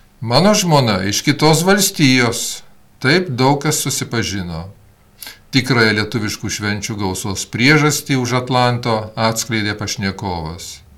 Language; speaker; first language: Lithuanian; early bilingual, heritage; Lithuanian